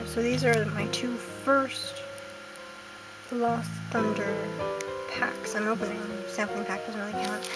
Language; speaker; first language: English; native; English